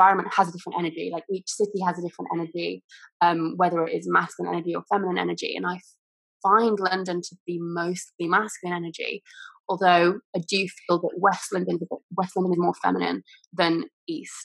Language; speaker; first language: English; native; English